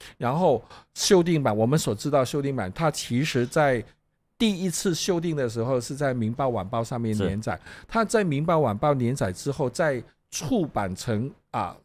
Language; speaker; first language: Chinese; non-native, local second language; Cantonese